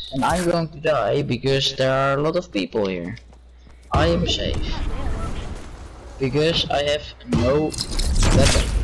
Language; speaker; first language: English; non-native, fluent; Dutch